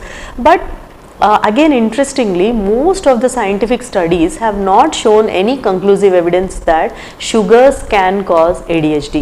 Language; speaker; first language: English; non-native, local second language; Telugu